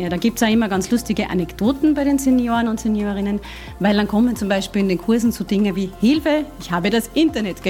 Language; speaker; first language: German; native; German